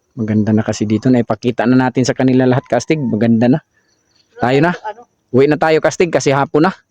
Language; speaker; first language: Filipino; non-native, local second language; Cebuano